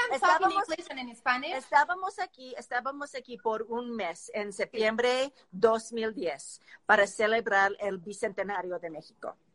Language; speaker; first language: Spanish; non-native, learner; English